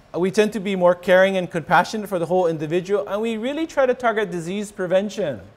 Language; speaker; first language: English; native; English